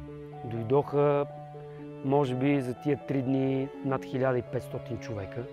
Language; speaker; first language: Bulgarian; native; Bulgarian